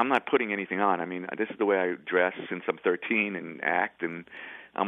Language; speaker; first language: English; native; English